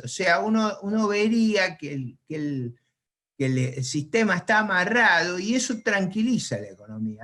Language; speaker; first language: Spanish; native; Spanish